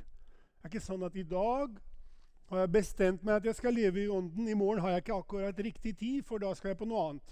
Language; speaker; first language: Norwegian; non-native, fluent; Albanian